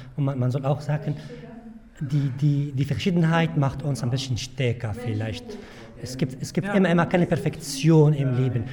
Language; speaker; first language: German; non-native, learner; Arabic